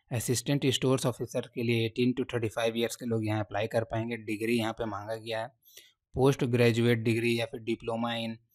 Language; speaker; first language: Hindi; native; Hindi